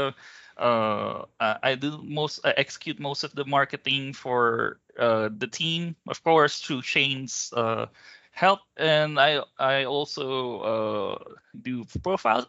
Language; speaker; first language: English; non-native, local second language; Filipino